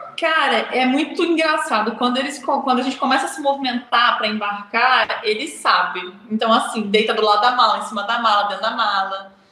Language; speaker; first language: Portuguese; native; Portuguese